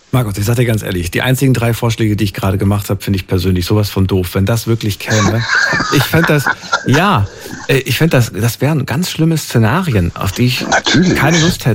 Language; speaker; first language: German; native; German